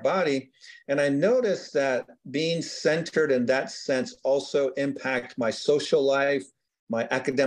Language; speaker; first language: English; native; English